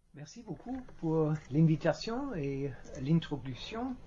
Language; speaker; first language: French; non-native, learner; German